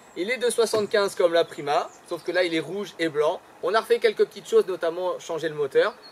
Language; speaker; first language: French; native; French